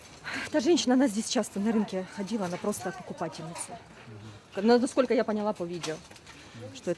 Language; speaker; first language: Russian; native; Russian